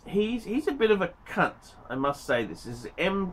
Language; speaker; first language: English; native; English